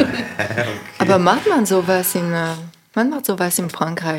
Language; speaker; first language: German; non-native, learner; French